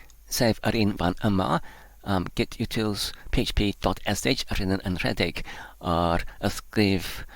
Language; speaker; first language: Welsh; non-native, learner; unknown